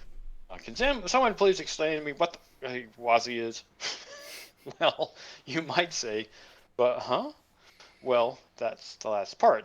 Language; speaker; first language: English; native; English